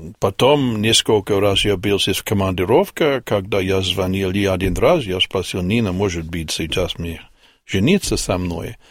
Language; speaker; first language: Russian; non-native, learner; English